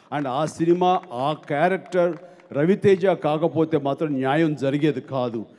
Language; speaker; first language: Telugu; native; Telugu